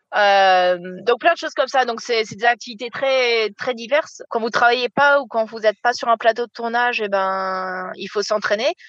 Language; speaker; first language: French; native; French